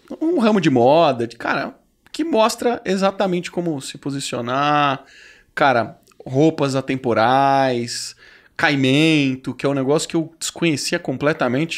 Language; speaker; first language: Portuguese; native; Portuguese